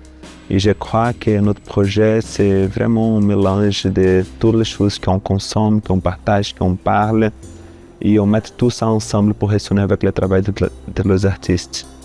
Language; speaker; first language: French; non-native, fluent; Portuguese